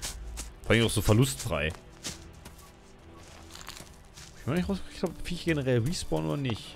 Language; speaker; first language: German; native; German